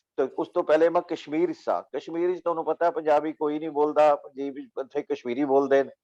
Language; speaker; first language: Punjabi; non-native, local second language; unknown